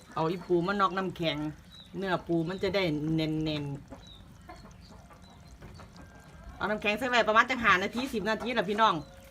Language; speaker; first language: Thai; native; Thai